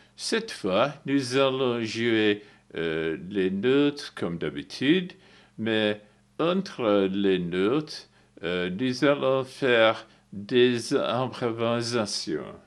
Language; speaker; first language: French; non-native, learner; English